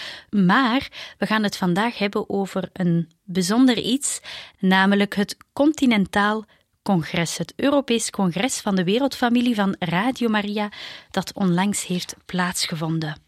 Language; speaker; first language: Dutch; native; Dutch